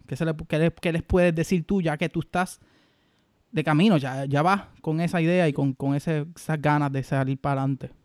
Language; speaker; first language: Spanish; native; Spanish